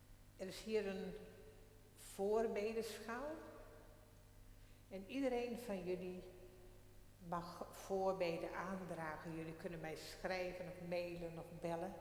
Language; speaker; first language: Dutch; non-native, local second language; Western Frisian